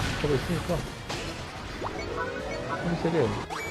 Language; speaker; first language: Korean; native; Korean